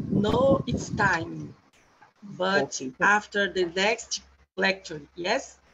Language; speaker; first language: English; non-native, learner; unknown